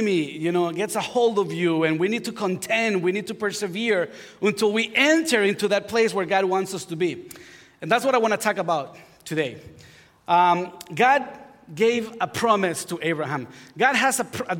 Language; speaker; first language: English; non-native, fluent; Spanish